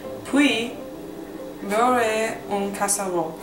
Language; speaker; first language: French; non-native, learner; English